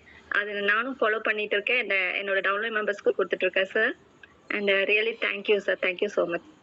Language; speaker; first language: Tamil; native; Tamil